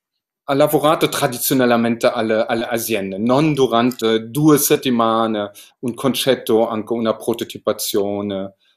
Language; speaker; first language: Italian; non-native, learner; German